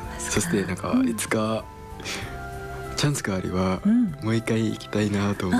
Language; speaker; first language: Japanese; non-native, learner; Khmer